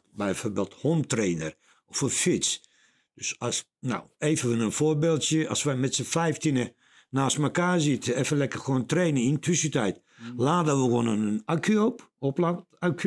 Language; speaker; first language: Dutch; non-native, learner; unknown